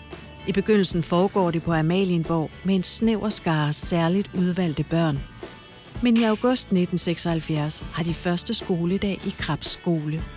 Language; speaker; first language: Danish; native; Danish